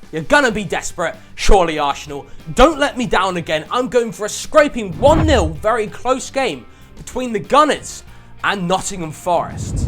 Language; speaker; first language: English; native; English